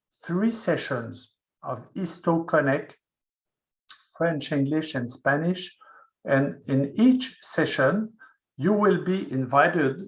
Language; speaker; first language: English; non-native, fluent; French